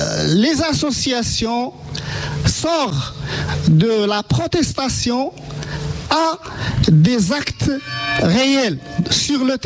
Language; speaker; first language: French; non-native, fluent; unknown